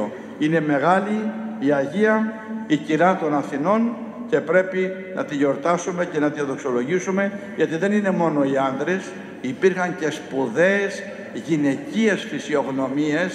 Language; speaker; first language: Greek; native; Greek